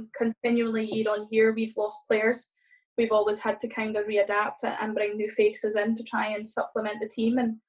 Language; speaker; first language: English; native; English